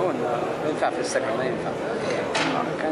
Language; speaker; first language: Arabic; native; Arabic